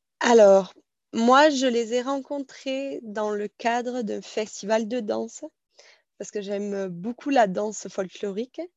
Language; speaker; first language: French; native; French